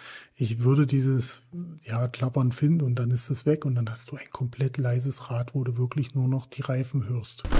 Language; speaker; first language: German; native; German